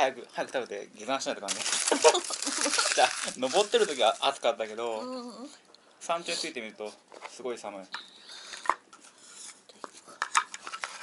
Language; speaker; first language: Japanese; native; Japanese